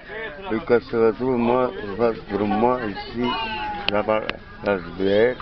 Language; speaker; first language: French; non-native, learner; Italian